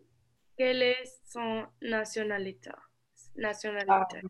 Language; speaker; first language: French; non-native, learner; English